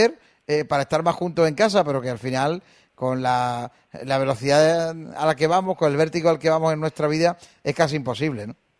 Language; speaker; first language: Spanish; native; Spanish